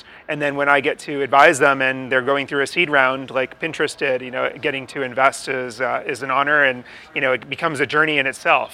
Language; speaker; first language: English; native; English